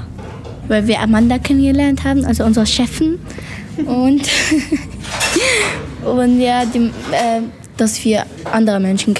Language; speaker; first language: German; non-native, learner; Arabic